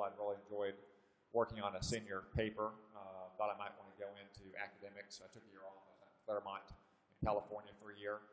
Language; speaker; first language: English; native; English